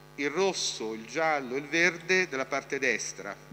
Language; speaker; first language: Italian; native; Italian